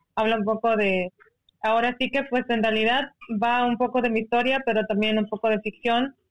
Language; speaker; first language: Spanish; non-native, local second language; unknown